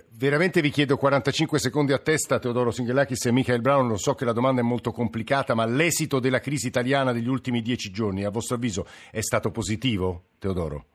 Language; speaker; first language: Italian; native; Italian